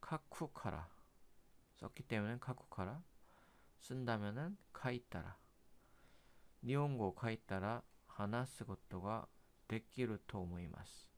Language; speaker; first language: Japanese; non-native, learner; Korean